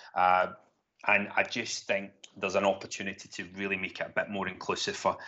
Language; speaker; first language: English; native; English